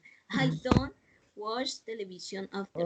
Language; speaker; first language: English; non-native, learner; Spanish